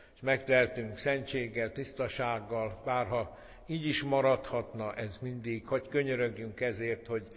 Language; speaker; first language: Hungarian; native; Hungarian